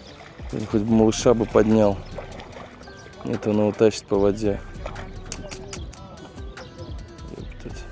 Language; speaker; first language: Russian; native; Russian